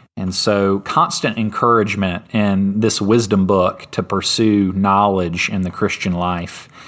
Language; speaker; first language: English; native; English